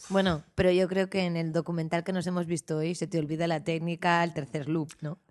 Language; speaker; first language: Spanish; native; Spanish